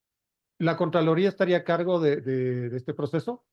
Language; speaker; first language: Spanish; native; Spanish